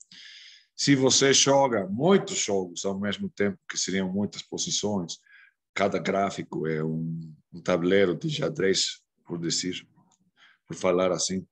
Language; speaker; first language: Portuguese; non-native, fluent; Spanish